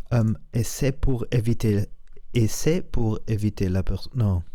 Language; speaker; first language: French; non-native, learner; Spanish